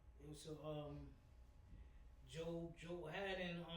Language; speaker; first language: English; native; English